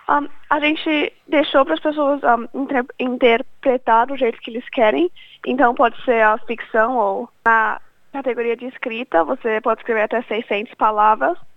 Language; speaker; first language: Portuguese; early bilingual, other home language; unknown